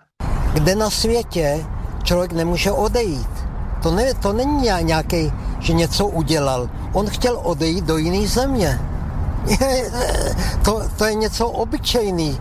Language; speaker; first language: Czech; non-native, local second language; Slovak